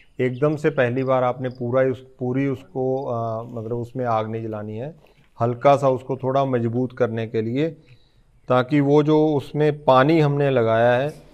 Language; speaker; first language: Hindi; non-native, local second language; Punjabi